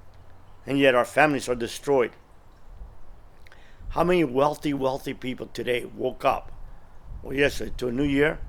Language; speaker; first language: English; early bilingual, other home language; Spanish